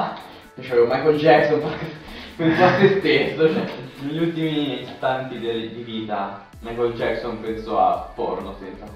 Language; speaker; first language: Italian; native; Italian